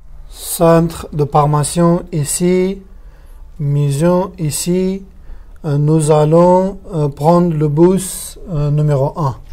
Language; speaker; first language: French; non-native, learner; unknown